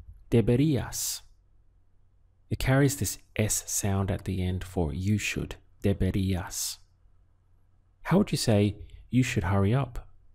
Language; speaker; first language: English; native; English